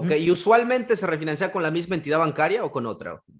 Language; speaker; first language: Spanish; native; Spanish